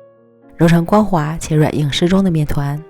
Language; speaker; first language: Chinese; native; Chinese